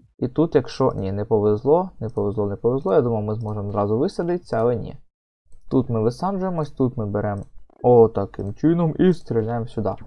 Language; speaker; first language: Ukrainian; native; Ukrainian